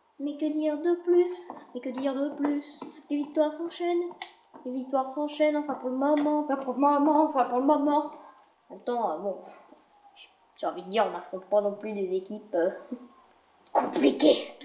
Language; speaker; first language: French; native; French